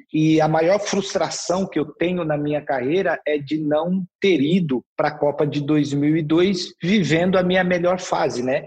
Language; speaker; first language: Portuguese; native; Portuguese